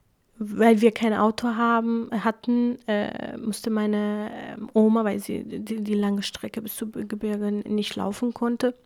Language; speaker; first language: German; non-native, fluent; Kurdish